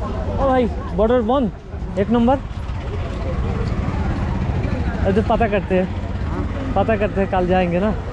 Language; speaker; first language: Hindi; non-native, local second language; Bangla